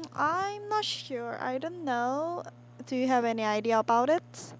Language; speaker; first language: English; non-native, learner; Korean